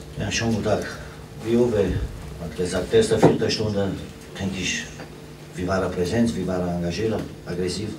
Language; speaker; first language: German; non-native, fluent; Romanian